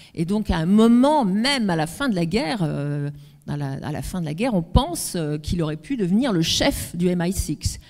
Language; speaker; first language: French; native; French